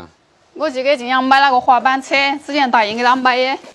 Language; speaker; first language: Chinese; native; Chinese